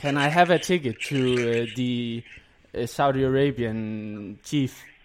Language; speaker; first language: English; non-native, fluent; Danish